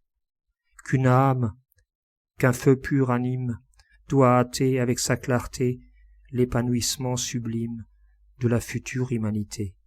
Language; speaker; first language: French; native; French